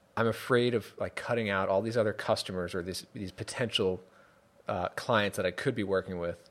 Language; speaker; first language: English; native; English